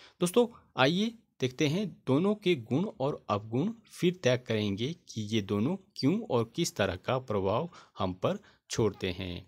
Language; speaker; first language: Hindi; native; Hindi